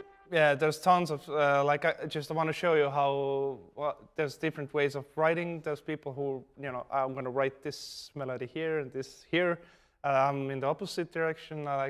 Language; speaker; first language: English; non-native, fluent; Estonian